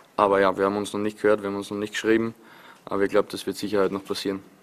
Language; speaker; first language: German; native; German